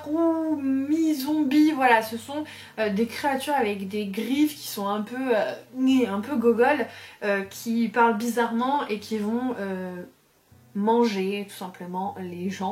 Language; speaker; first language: French; native; French